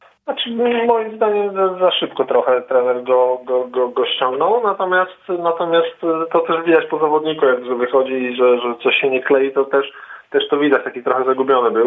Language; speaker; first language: Polish; native; Polish